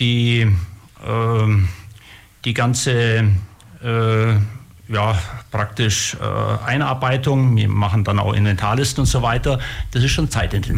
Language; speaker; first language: German; native; German